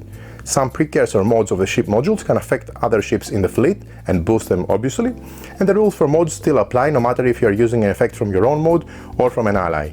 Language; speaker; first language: English; non-native, fluent; Greek